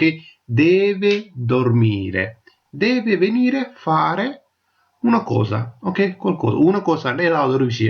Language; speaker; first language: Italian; non-native, fluent; Tamil